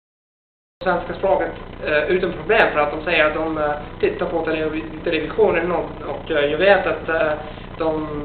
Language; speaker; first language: Swedish; non-native, fluent; Italian